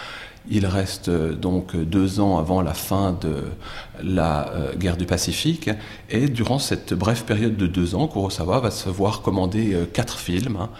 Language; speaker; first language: French; native; French